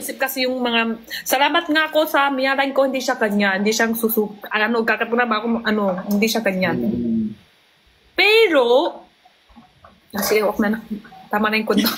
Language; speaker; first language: Filipino; non-native, learner; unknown